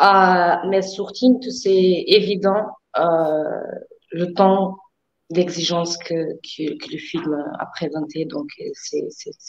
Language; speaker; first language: French; non-native, fluent; Portuguese